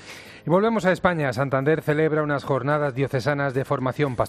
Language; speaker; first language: Spanish; native; Spanish